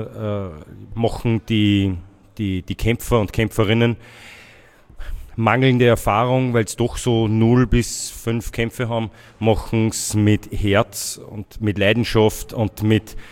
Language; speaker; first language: German; native; German